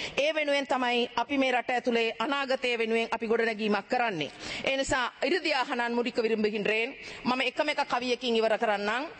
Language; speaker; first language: Sinhala; non-native, local second language; Tamil